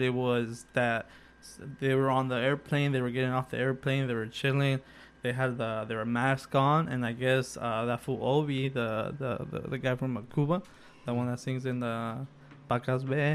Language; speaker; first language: English; early bilingual, other home language; Spanish